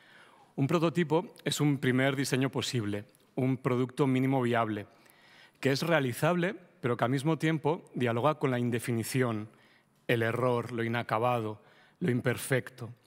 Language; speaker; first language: Spanish; native; Spanish